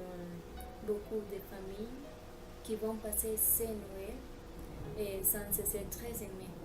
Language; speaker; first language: French; non-native, learner; Spanish